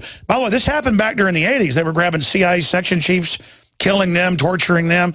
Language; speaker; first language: English; native; English